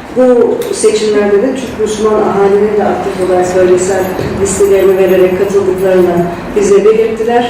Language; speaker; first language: Turkish; native; Turkish